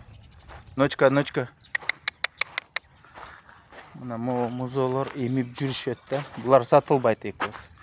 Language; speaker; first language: Kyrgyz; non-native, local second language; Uzbek